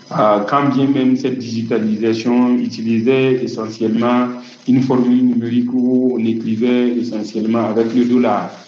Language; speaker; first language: French; non-native, local second language; Mossi